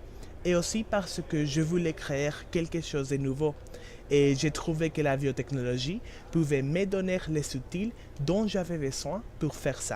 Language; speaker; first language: French; non-native, learner; Spanish